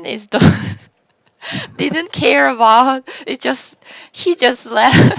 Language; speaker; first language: English; non-native, learner; Korean